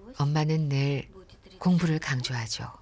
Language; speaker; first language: Korean; native; Korean